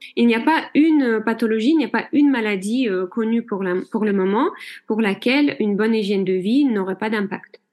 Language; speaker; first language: French; non-native, fluent; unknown